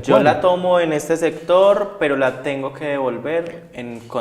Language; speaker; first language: Spanish; native; Spanish